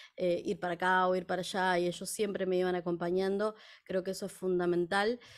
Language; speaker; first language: Spanish; native; Spanish